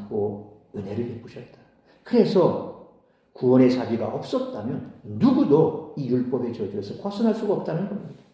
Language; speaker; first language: Korean; native; Korean